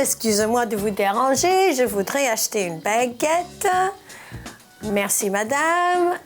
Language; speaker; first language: French; non-native, fluent; English